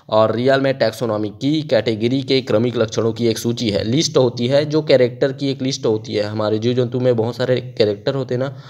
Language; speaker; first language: Hindi; native; Hindi